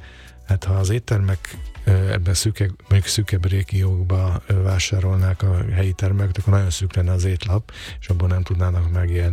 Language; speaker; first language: Hungarian; native; Hungarian